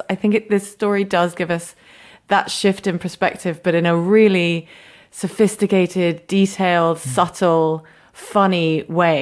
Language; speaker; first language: English; native; English